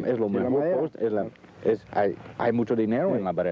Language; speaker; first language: Spanish; non-native, learner; English